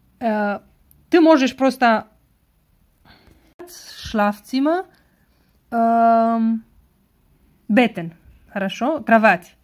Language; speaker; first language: Russian; non-native, learner; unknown